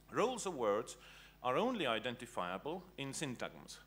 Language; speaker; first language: English; non-native, fluent; Estonian